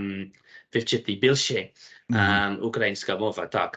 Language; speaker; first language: Ukrainian; non-native, learner; English